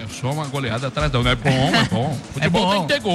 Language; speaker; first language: Portuguese; native; Portuguese